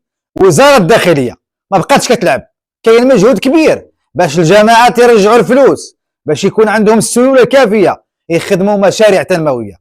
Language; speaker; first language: Arabic; native; Arabic